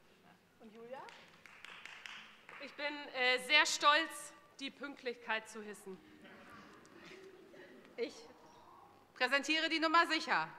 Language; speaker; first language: German; native; German